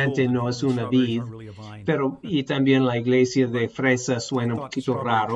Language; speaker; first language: Spanish; non-native, fluent; English